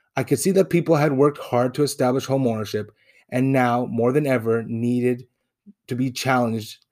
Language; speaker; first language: English; non-native, fluent; Spanish